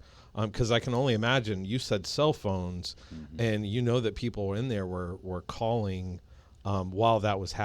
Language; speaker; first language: English; native; English